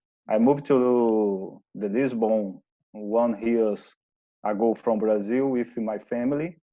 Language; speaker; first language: English; non-native, learner; Portuguese